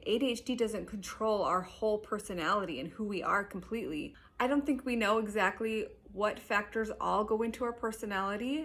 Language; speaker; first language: English; native; English